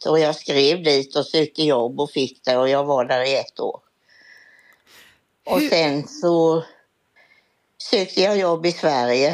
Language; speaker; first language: Swedish; native; Swedish